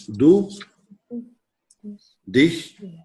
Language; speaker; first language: German; non-native, fluent; Greek